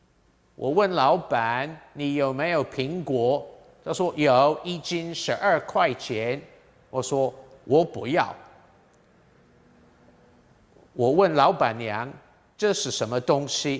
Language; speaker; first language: Chinese; non-native, fluent; English